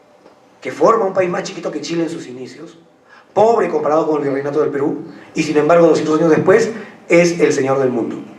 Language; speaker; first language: Spanish; native; Spanish